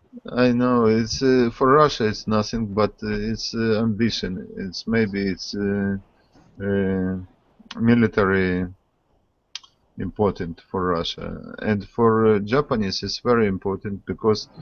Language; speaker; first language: English; non-native, learner; Russian